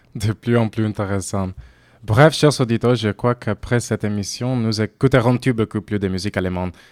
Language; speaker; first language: French; non-native, fluent; Italian